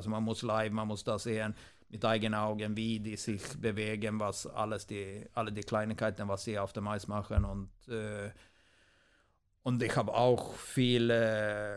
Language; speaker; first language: German; non-native, fluent; Swedish